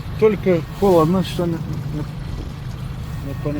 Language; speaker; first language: Russian; non-native, learner; Bulgarian